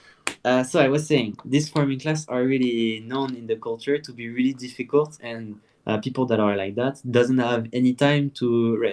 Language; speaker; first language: English; non-native, fluent; French